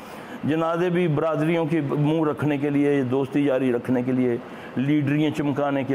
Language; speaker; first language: Hindi; non-native, local second language; Punjabi